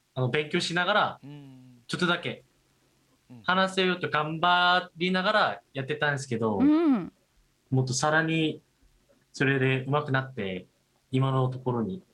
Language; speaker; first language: Japanese; non-native, fluent; Korean